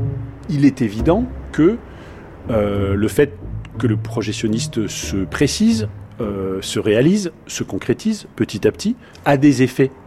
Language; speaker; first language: French; native; French